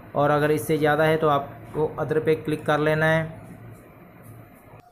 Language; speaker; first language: Hindi; native; Hindi